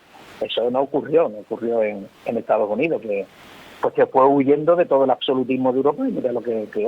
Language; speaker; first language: Spanish; native; Spanish